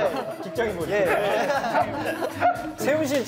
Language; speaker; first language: Korean; native; Korean